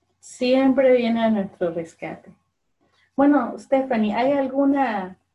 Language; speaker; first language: Spanish; early bilingual, other home language; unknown